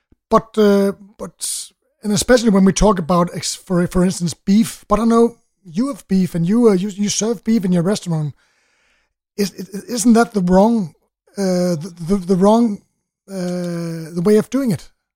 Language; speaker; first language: English; non-native, fluent; Danish